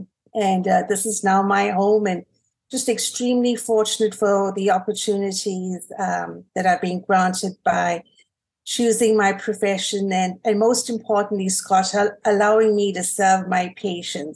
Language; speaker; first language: English; native; English